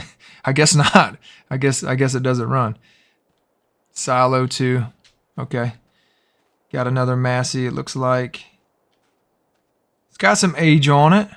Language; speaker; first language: English; native; English